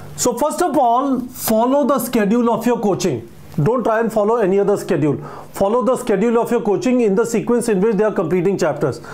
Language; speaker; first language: English; non-native, local second language; Hindi